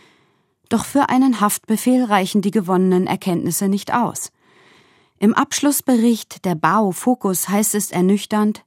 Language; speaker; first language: German; native; German